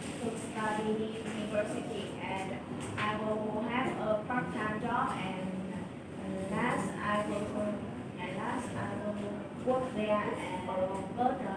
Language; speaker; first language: English; non-native, learner; Vietnamese